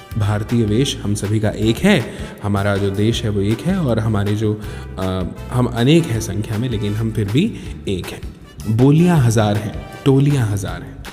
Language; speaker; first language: Hindi; native; Hindi